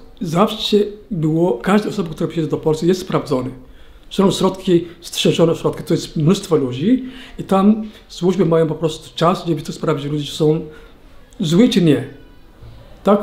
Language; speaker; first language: Polish; non-native, learner; Somali